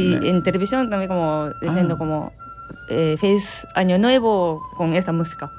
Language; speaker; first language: Spanish; non-native, learner; Japanese